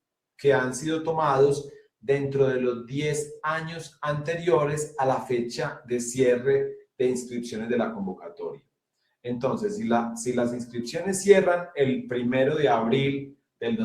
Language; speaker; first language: Spanish; native; Spanish